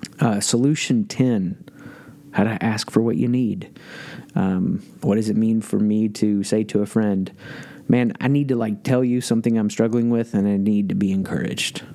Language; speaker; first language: English; native; English